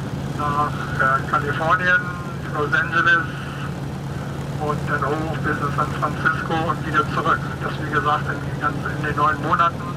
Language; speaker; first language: German; native; German